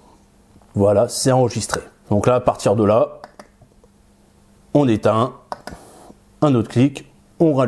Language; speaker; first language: French; native; French